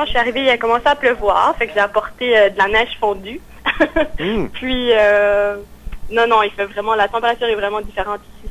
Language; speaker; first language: French; native; French